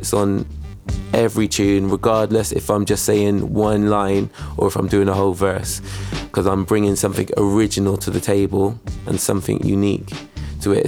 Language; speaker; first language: English; native; English